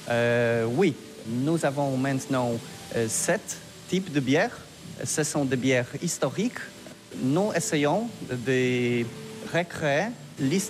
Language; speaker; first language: French; non-native, learner; Polish